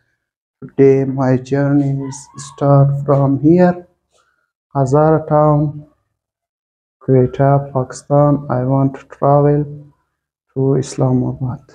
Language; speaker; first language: English; non-native, learner; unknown